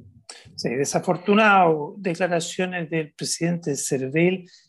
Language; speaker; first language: Spanish; native; Spanish